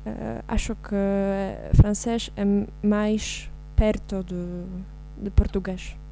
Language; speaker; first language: Portuguese; non-native, learner; Polish